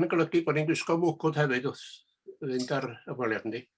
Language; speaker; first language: Welsh; native; Welsh